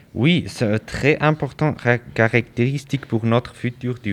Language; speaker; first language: French; non-native, learner; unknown